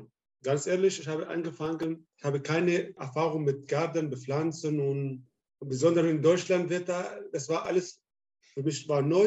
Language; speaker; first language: German; non-native, learner; Arabic